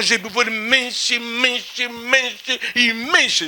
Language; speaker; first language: Russian; non-native, fluent; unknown